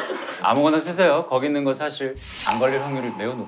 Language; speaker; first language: Korean; native; Korean